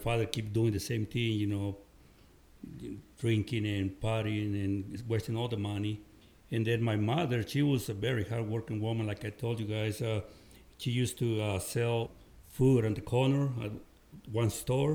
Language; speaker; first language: English; non-native, fluent; Spanish